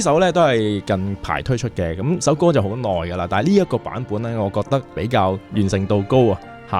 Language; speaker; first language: Cantonese; native; Cantonese